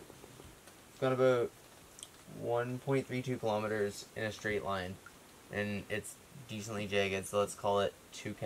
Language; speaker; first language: English; native; English